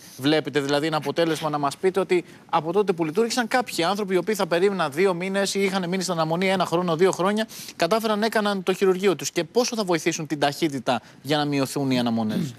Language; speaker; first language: Greek; native; Greek